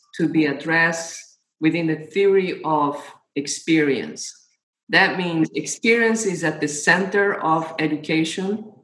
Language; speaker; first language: English; non-native, fluent; Portuguese